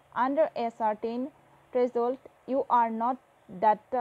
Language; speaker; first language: English; non-native, local second language; Assamese